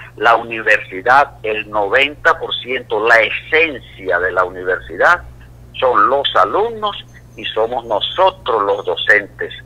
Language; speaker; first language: Spanish; native; Spanish